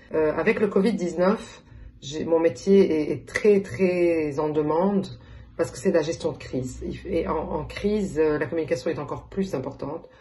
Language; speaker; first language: French; non-native, local second language; Arabic